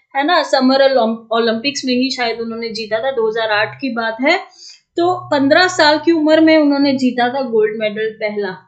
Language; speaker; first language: Hindi; native; Hindi